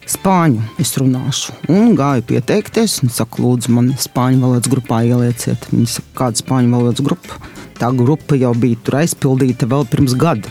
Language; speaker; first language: Latvian; non-native, local second language; Russian